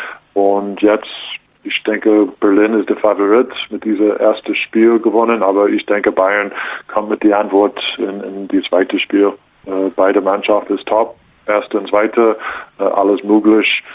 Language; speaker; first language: German; non-native, learner; English